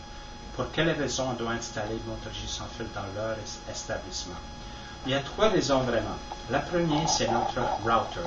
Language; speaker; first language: French; non-native, fluent; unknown